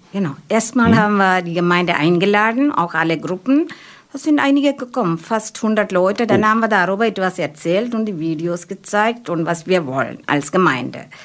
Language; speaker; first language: German; non-native, fluent; Malayalam